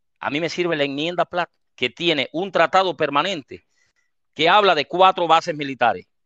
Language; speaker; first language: Spanish; native; Spanish